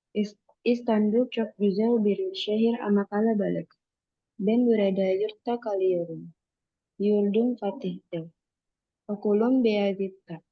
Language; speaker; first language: Turkish; non-native, learner; Indonesian